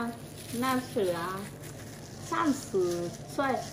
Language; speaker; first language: Chinese; non-native, learner; Vietnamese